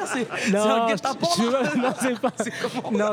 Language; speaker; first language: French; native; French